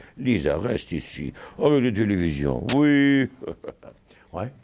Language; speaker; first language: French; non-native, fluent; German